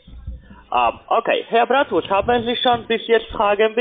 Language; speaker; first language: German; non-native, learner; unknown